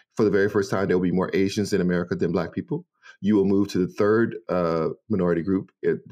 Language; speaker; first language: English; native; English